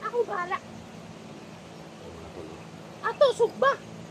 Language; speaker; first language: Cebuano; non-native, local second language; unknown